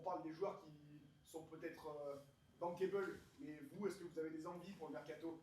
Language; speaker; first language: French; native; French